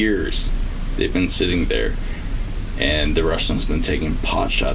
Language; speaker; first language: English; native; English